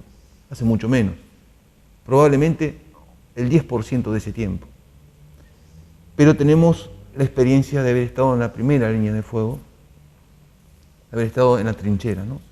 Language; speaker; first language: Spanish; native; Spanish